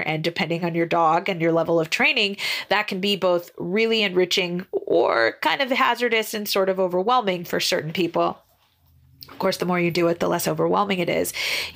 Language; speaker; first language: English; native; English